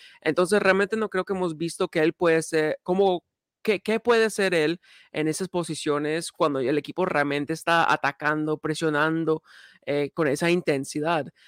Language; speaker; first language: Spanish; early bilingual, heritage; Spanish